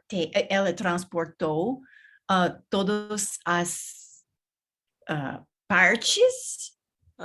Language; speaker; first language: Portuguese; non-native, learner; English